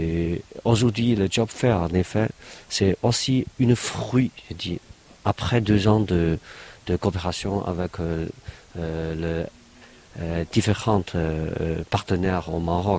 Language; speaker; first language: French; non-native, fluent; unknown